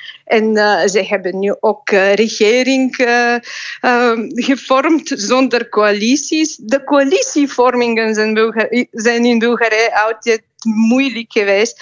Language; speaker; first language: Dutch; non-native, fluent; Bulgarian